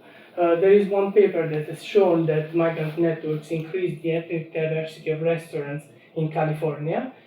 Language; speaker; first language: English; non-native, fluent; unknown